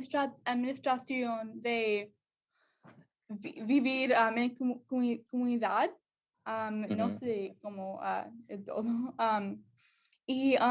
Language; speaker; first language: Spanish; non-native, learner; English